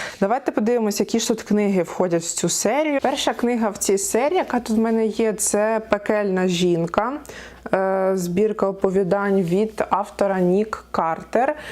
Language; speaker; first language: Ukrainian; non-native, local second language; Russian